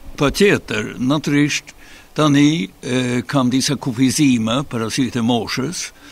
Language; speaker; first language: Albanian; non-native, fluent; Swedish